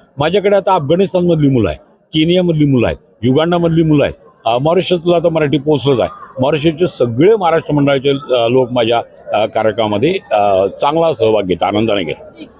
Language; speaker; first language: Marathi; native; Marathi